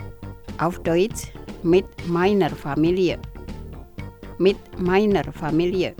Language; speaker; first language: German; non-native, fluent; Indonesian